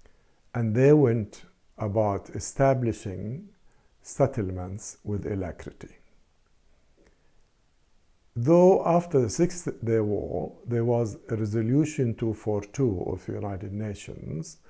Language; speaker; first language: English; non-native, fluent; Arabic